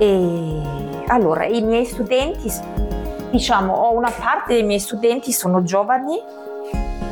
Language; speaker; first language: Italian; non-native, fluent; German